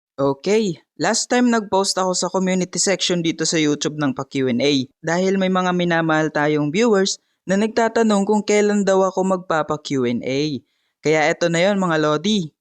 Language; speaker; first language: Filipino; non-native, local second language; Bikol